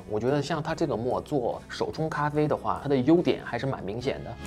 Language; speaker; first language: Chinese; native; Chinese